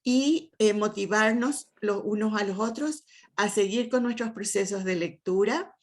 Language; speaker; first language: Spanish; native; Spanish